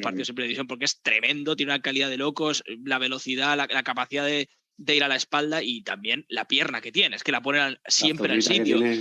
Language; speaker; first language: Spanish; native; Spanish